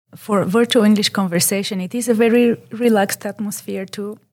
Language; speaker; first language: English; non-native, fluent; Bulgarian